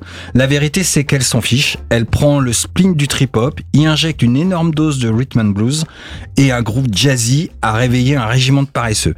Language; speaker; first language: French; native; French